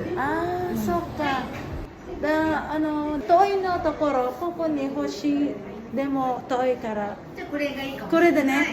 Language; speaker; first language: Japanese; non-native, learner; Filipino